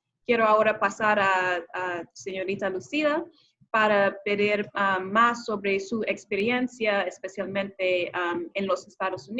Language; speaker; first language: Spanish; non-native, fluent; English